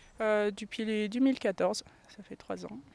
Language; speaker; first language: French; non-native, fluent; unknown